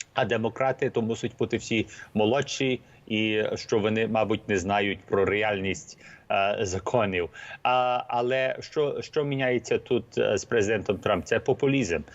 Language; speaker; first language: Ukrainian; early bilingual, heritage; Ukrainian